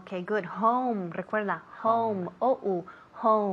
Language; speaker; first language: English; non-native, fluent; Spanish